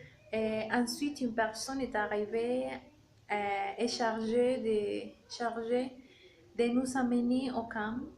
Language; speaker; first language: French; non-native, learner; Spanish